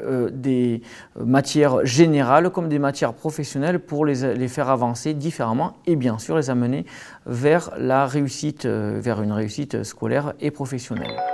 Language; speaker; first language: French; native; French